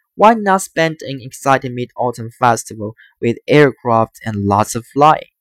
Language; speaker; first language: English; non-native, fluent; Chinese